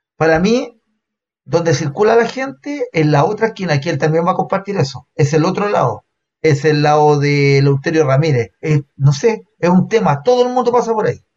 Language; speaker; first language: Spanish; native; Spanish